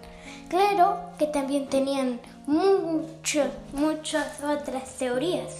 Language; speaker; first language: Spanish; early bilingual, heritage; Spanish